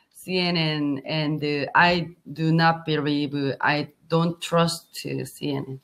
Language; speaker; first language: English; non-native, learner; Korean